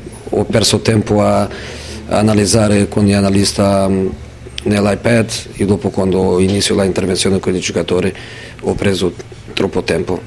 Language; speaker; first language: Italian; non-native, fluent; Portuguese